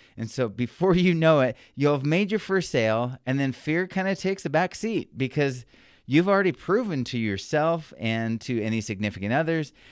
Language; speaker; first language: English; native; English